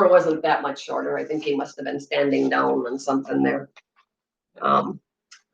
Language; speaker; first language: English; native; English